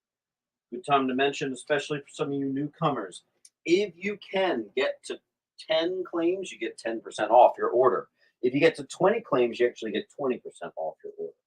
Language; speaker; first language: English; native; English